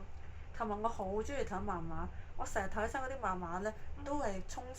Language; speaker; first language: Cantonese; native; Cantonese